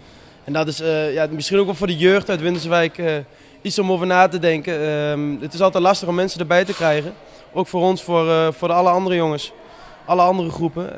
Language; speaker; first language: Dutch; native; Dutch